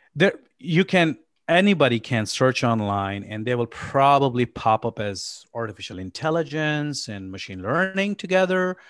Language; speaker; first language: English; non-native, local second language; Urdu